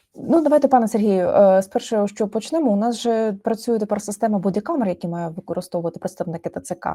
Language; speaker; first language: Ukrainian; native; Ukrainian